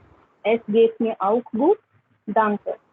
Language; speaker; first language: German; non-native, learner; Hindi